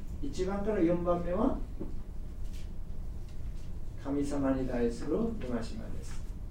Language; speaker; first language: Japanese; non-native, fluent; Korean